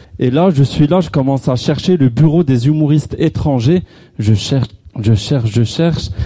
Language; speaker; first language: French; non-native, local second language; Arabic